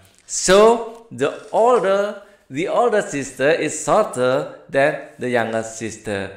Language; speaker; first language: English; non-native, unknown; Indonesian